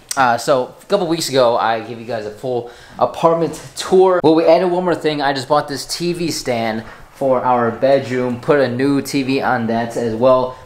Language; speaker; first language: English; native; English